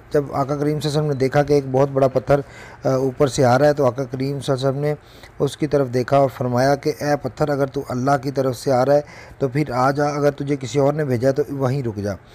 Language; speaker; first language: Urdu; non-native, local second language; Punjabi